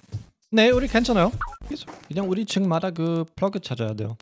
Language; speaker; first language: Korean; non-native, fluent; German